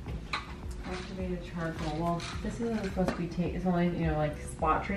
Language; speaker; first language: English; native; English